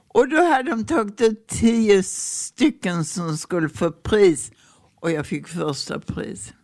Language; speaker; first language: Swedish; native; Swedish